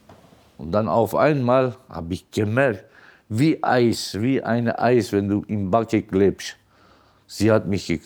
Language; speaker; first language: German; non-native, fluent; Turkish